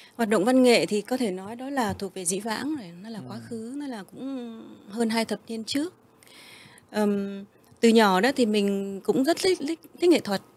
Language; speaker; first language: Vietnamese; early bilingual, heritage; Vietnamese